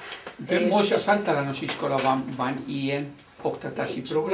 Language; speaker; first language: Hungarian; non-native, fluent; Spanish